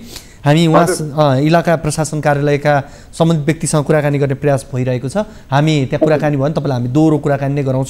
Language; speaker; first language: Nepali; native; Nepali